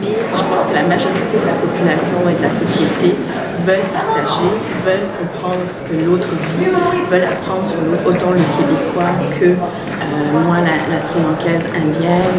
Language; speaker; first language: French; non-native, fluent; Tamil